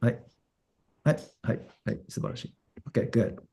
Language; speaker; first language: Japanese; non-native, fluent; English